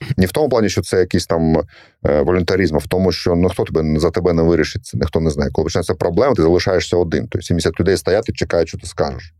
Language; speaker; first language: Ukrainian; non-native, local second language; Russian